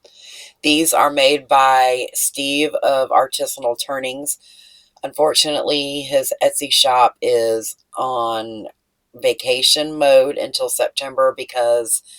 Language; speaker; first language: English; native; English